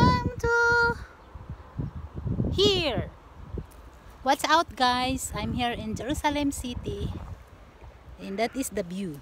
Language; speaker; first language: English; non-native, learner; Filipino